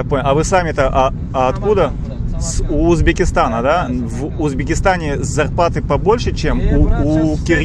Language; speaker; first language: Russian; native; Russian